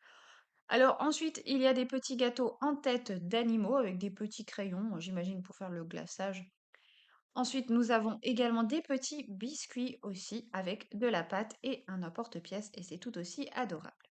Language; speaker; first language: French; native; French